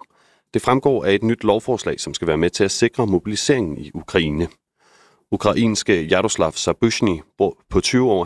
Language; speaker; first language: Danish; native; Danish